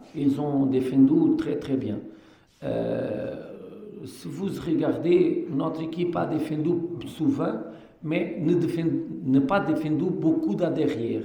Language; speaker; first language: French; non-native, fluent; Portuguese